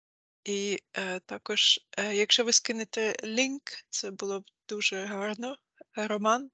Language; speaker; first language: Ukrainian; non-native, fluent; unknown